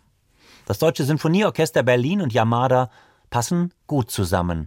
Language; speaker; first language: German; native; German